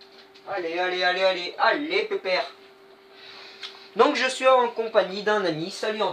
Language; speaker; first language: French; native; French